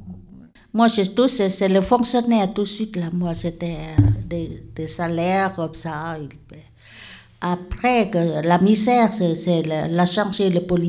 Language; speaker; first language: French; non-native, learner; Lao